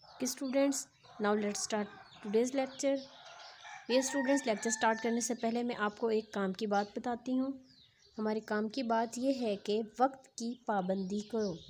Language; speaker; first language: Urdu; non-native, local second language; Punjabi